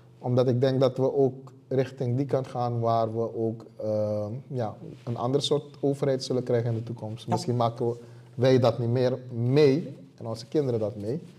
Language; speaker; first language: Dutch; native; Dutch